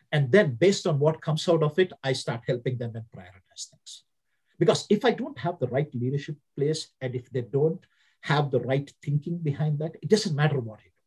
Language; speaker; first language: English; non-native, local second language; Telugu